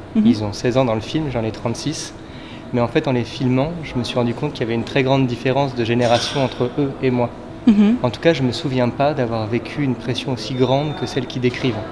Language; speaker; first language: French; native; French